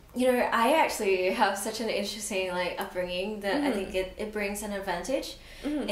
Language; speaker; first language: English; native; English